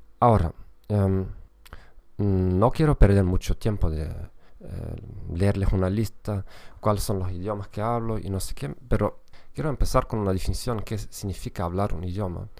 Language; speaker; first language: Spanish; non-native, fluent; German